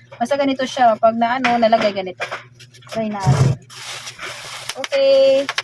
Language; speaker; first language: Filipino; native; Filipino